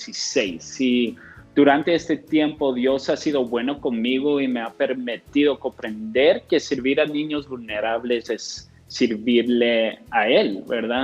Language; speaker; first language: Spanish; non-native, fluent; English